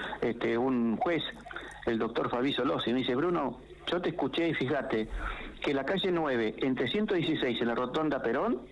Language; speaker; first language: Spanish; native; Spanish